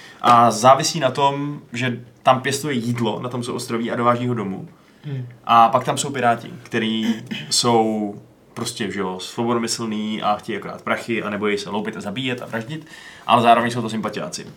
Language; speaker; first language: Czech; native; Czech